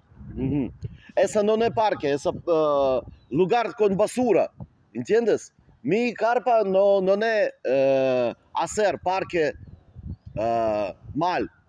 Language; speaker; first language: Spanish; non-native, learner; Russian